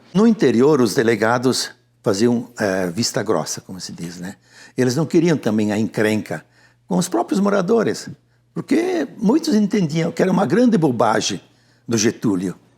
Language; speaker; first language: Portuguese; non-native, local second language; Venetian